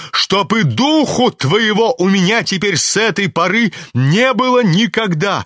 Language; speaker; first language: Russian; native; Russian